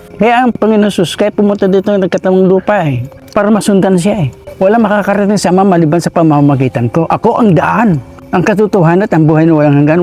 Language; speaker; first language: Filipino; native; Filipino